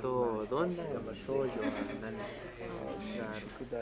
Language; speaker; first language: Japanese; non-native, learner; English